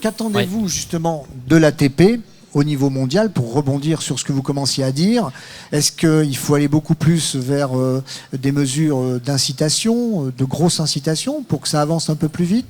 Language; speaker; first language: French; native; French